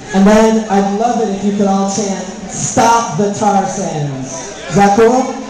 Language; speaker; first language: English; native; English